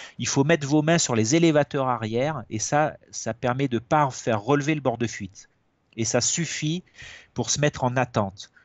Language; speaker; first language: French; native; French